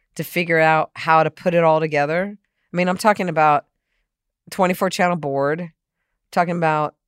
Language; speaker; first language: English; native; English